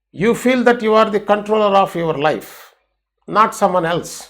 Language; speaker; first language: English; non-native, local second language; Telugu